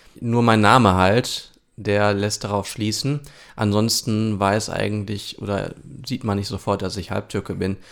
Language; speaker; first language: German; early bilingual, other home language; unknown